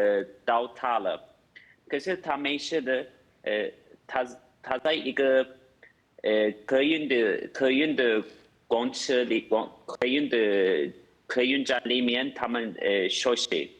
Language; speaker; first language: Chinese; non-native, fluent; Turkish